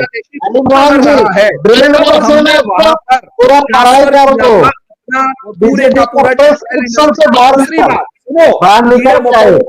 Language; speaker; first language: Hindi; non-native, learner; Bangla